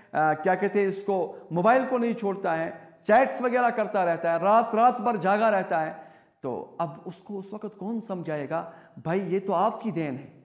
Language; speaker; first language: Hindi; non-native, local second language; Kashmiri